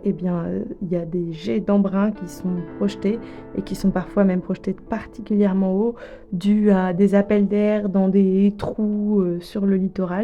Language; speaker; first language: French; native; French